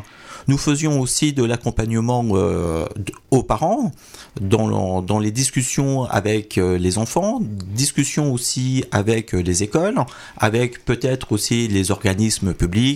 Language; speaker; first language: French; native; French